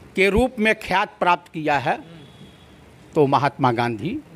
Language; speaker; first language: Hindi; native; Hindi